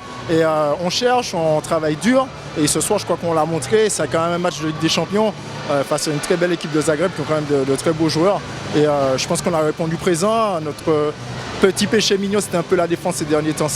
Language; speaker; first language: French; native; French